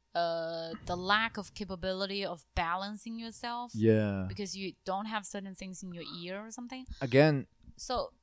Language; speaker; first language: English; non-native, fluent; Chinese